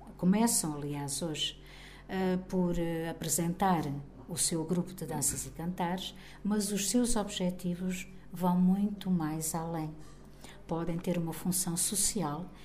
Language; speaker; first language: Portuguese; native; Portuguese